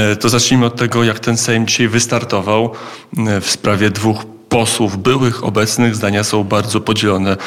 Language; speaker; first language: Polish; native; Polish